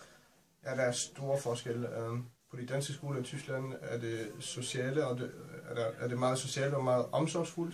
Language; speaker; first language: Danish; early bilingual, heritage; German